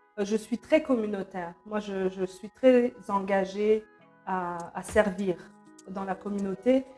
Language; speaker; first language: French; non-native, local second language; Lingala